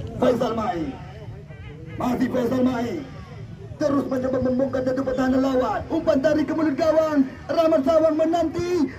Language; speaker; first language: Indonesian; non-native, local second language; Achinese